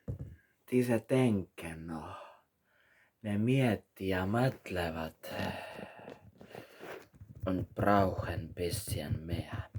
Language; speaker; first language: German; non-native, learner; Finnish